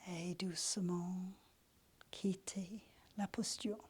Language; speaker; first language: French; native; French